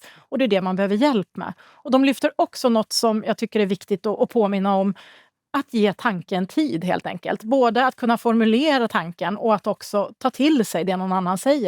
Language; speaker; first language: Swedish; native; Swedish